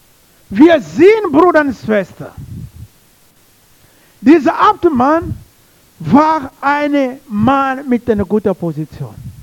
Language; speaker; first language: German; non-native, learner; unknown